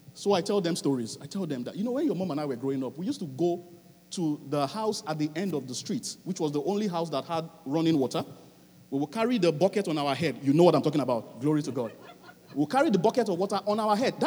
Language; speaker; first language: English; non-native, local second language; Yoruba